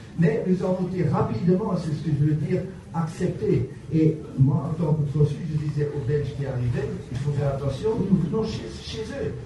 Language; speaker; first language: French; native; French